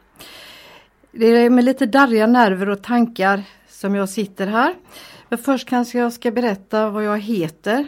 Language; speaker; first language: Swedish; native; Swedish